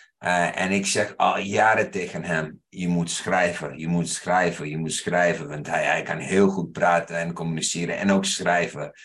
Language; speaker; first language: Dutch; non-native, fluent; English